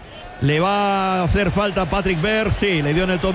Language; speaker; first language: Spanish; native; Spanish